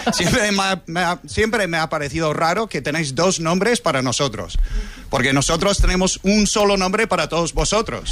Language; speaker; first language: Spanish; non-native, fluent; English